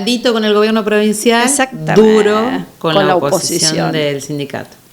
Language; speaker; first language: Spanish; native; Spanish